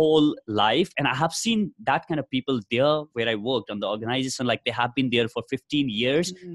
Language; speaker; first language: English; non-native, local second language; Nepali